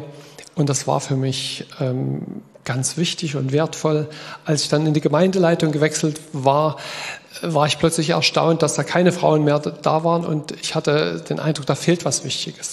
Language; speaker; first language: German; native; German